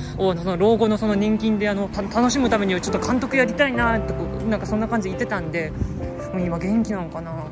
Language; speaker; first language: Japanese; native; Japanese